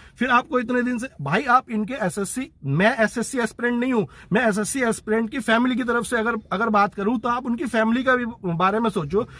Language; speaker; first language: Hindi; native; Hindi